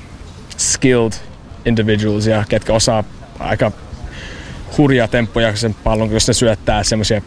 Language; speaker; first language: Finnish; non-native, fluent; English